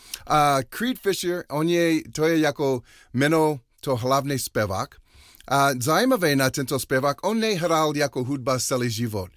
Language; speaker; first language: Czech; non-native, learner; English